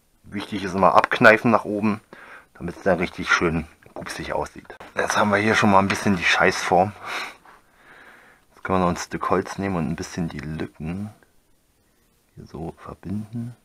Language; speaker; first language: German; native; German